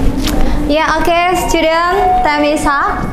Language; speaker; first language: English; non-native, learner; Indonesian